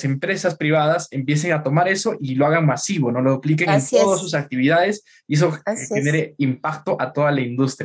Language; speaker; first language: Spanish; native; Spanish